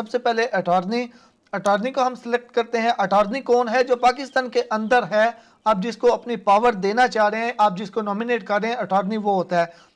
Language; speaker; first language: Urdu; non-native, local second language; Punjabi